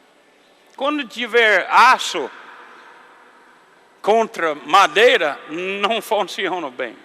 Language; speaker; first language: Portuguese; non-native, fluent; English